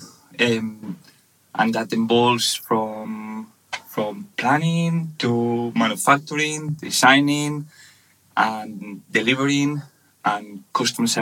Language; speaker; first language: English; non-native, fluent; Spanish